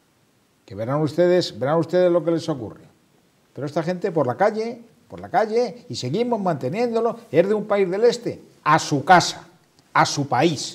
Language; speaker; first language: Spanish; native; Spanish